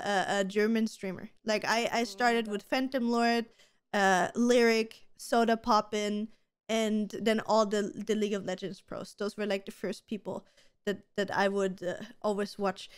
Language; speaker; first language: English; non-native, fluent; German